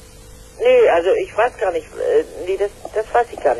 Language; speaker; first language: German; native; German